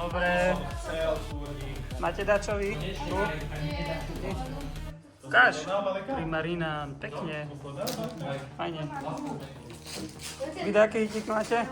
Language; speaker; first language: Slovak; native; Slovak